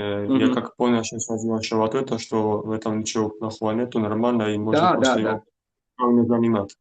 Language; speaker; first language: Russian; non-native, fluent; Georgian